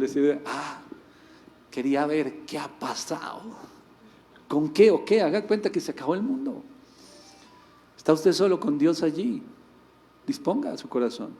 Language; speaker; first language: Spanish; native; Spanish